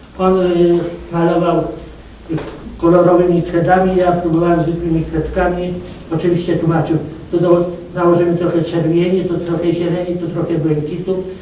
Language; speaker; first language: Polish; native; Polish